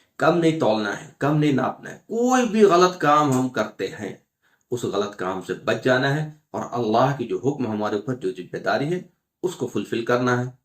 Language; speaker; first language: Urdu; native; Urdu